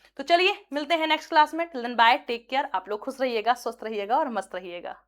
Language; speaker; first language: Hindi; native; Hindi